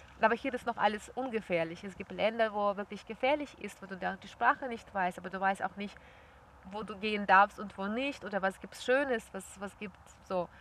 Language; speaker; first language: German; non-native, fluent; Russian